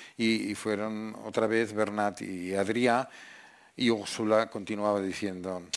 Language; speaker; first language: Spanish; non-native, local second language; Catalan